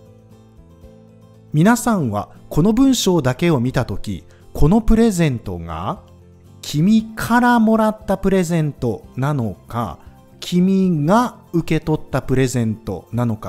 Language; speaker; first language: Japanese; native; Japanese